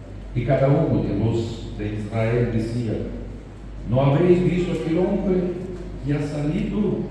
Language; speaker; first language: Spanish; non-native, fluent; Portuguese